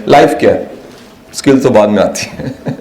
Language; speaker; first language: Urdu; native; Urdu